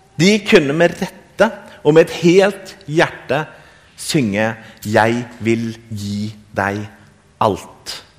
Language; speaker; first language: Norwegian; native; Norwegian